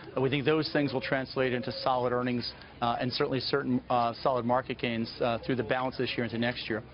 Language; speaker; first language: English; native; English